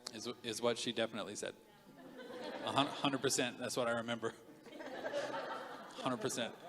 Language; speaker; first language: English; native; English